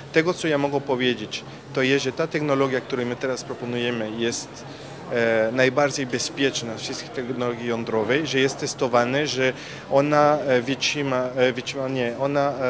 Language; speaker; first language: Polish; non-native, learner; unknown